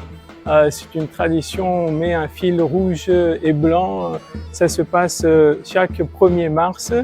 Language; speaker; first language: French; non-native, fluent; Bulgarian